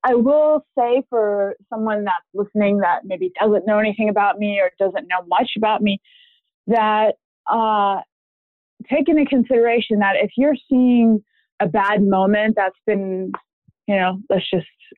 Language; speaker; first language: English; non-native, fluent; German